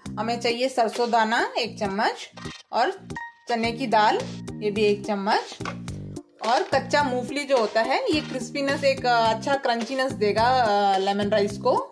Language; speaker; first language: Hindi; non-native, local second language; Tamil